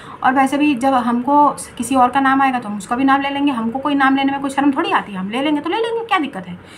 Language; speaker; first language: Hindi; non-native, local second language; Bangla